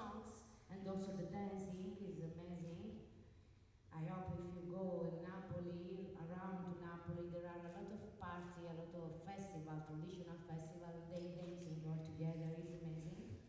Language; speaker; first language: English; non-native, learner; Italian